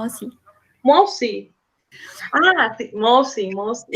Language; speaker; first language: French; non-native, learner; Spanish